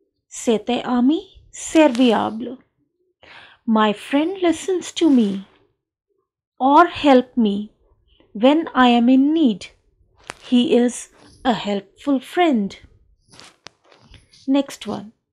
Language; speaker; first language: English; non-native, local second language; Hindi